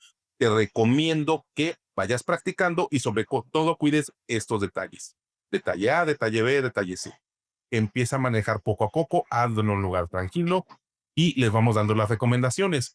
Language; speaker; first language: Spanish; native; Spanish